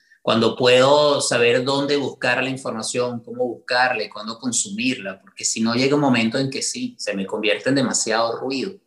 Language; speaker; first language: Spanish; native; Spanish